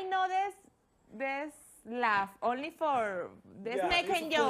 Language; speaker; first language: English; non-native, learner; Spanish